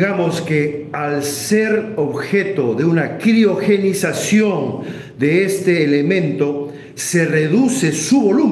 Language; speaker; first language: Spanish; native; Spanish